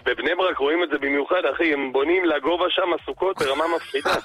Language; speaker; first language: Hebrew; native; Hebrew